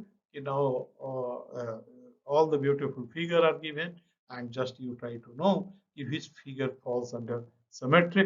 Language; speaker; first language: English; non-native, local second language; Hindi